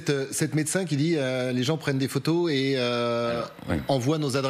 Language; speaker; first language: French; native; French